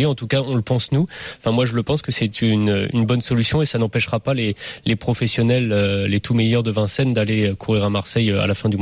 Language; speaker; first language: French; native; French